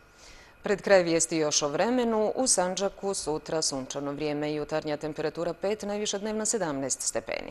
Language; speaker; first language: Serbian; native; Serbian